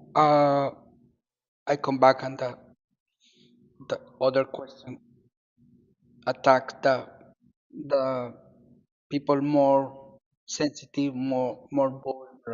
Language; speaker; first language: English; non-native, learner; Spanish